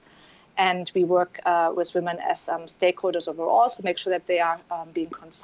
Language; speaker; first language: English; non-native, fluent; German